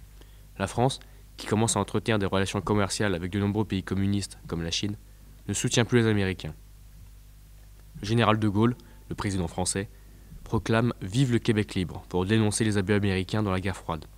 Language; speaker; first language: French; native; French